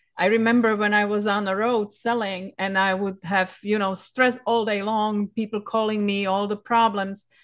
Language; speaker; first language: English; non-native, fluent; Czech